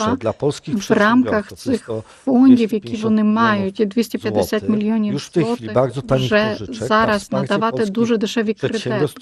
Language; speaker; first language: Ukrainian; non-native, fluent; Polish